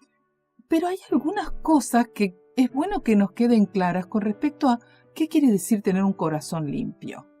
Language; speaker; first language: Spanish; native; Spanish